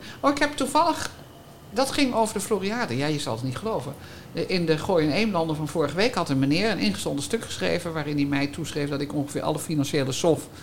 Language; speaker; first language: Dutch; native; Dutch